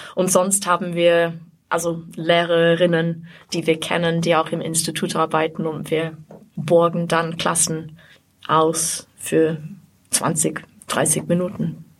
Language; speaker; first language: German; non-native, fluent; English